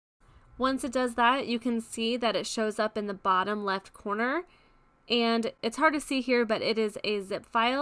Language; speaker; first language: English; native; English